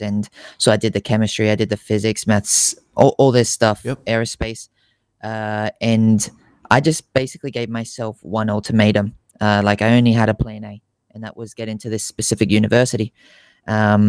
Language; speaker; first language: English; native; English